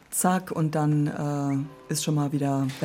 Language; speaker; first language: German; native; German